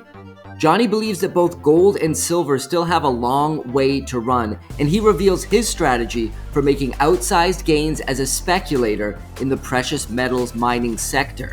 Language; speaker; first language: English; native; English